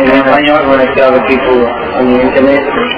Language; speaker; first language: Spanish; early bilingual, heritage; Spanish